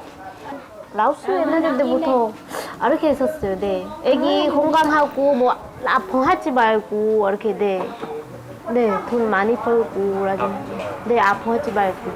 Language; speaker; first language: Korean; non-native, local second language; Lao